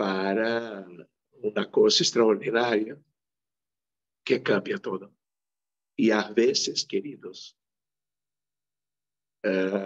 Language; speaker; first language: Spanish; non-native, local second language; Portuguese